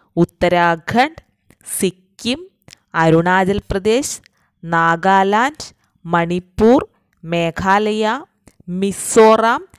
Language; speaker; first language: English; non-native, local second language; Malayalam